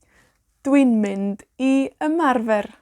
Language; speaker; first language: Welsh; non-native, fluent; Spanish